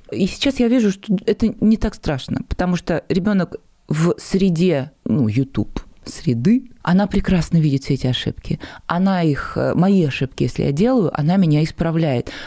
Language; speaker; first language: Russian; native; Russian